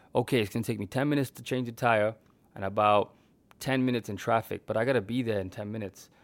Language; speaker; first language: English; native; English